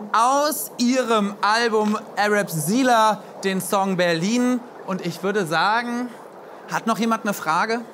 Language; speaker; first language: German; native; German